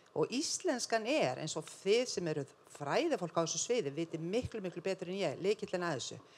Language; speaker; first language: Icelandic; native; Icelandic